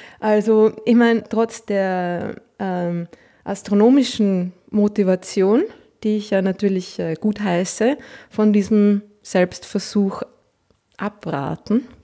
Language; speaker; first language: German; native; German